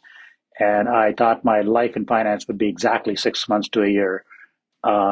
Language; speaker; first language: English; non-native, local second language; Hindi